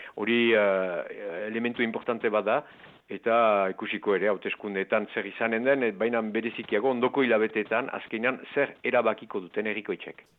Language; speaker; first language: Basque; native; Basque